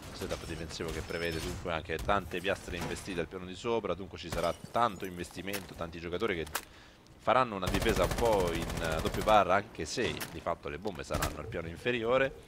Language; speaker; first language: Italian; native; Italian